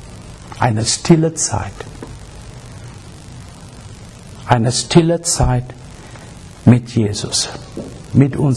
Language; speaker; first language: German; non-native, learner; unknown